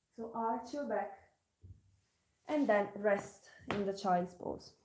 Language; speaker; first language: English; non-native, fluent; Italian